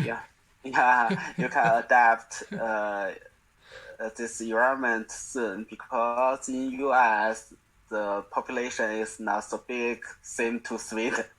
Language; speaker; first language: English; non-native, learner; Chinese